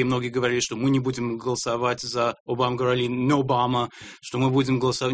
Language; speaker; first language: Russian; non-native, fluent; English